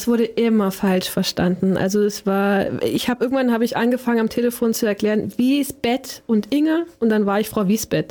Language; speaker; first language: German; native; German